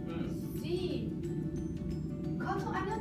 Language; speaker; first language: Spanish; non-native, learner; Chinese